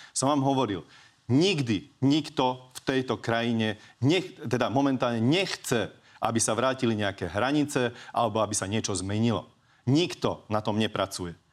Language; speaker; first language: Slovak; non-native, local second language; Hungarian